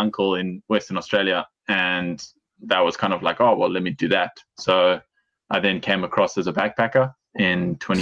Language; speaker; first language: English; native; English